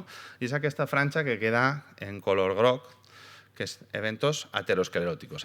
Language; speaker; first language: Catalan; native; Catalan